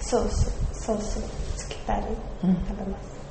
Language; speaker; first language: Japanese; non-native, learner; Russian